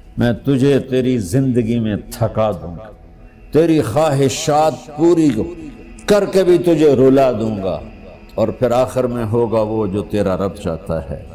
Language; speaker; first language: Urdu; non-native, local second language; Punjabi